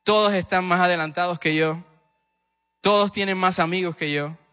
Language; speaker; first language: Spanish; early bilingual, other home language; English